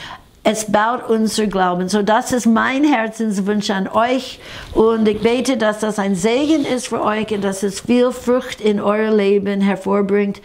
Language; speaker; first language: German; non-native, fluent; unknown